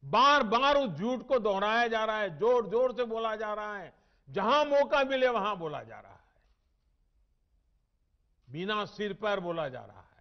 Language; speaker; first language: Hindi; non-native, local second language; Gujarati